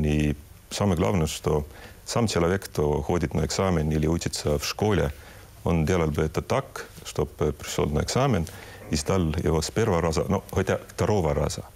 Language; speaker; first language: Russian; non-native, local second language; Estonian